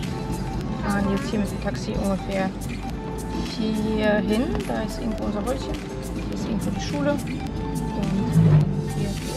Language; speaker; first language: German; native; German